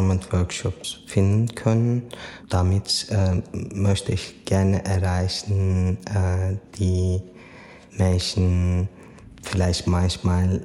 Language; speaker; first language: German; non-native, learner; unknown